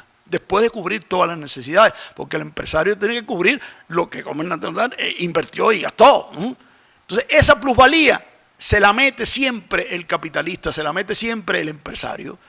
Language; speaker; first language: Spanish; native; Spanish